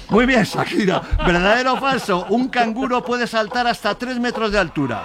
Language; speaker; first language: Spanish; native; Spanish